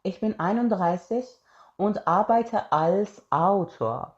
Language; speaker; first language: German; non-native, fluent; Persian